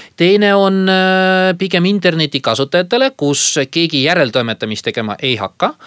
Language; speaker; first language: Estonian; native; Estonian